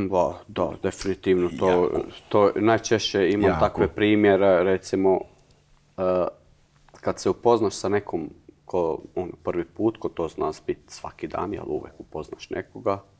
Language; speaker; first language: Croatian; non-native, learner; Albanian